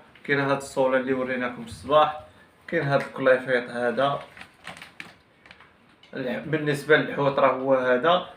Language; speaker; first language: Arabic; native; Arabic